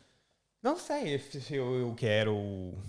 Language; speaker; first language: Portuguese; non-native, learner; English